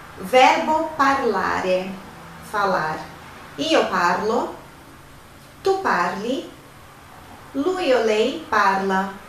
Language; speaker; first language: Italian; non-native, fluent; Portuguese